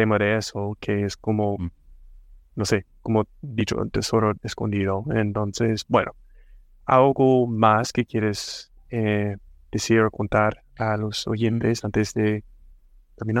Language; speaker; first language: Spanish; non-native, fluent; English